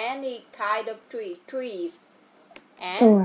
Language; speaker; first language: English; non-native, fluent; Vietnamese